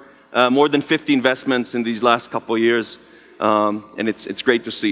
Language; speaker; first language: English; non-native, fluent; Hebrew